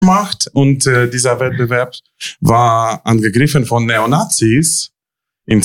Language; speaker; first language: German; non-native, learner; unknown